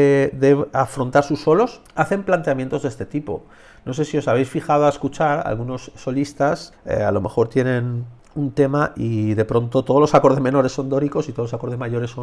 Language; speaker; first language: Spanish; native; Spanish